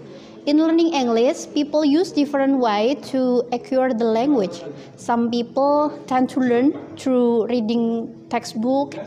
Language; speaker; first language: English; non-native, fluent; Indonesian